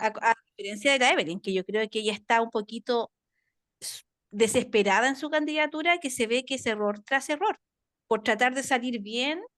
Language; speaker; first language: Spanish; native; Spanish